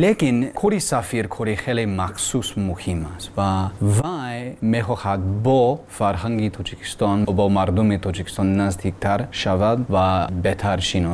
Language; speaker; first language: Persian; non-native, learner; English